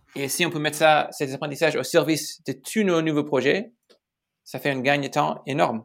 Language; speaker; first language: French; non-native, fluent; English